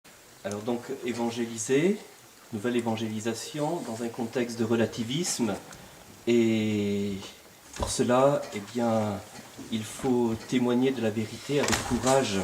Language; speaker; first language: French; native; French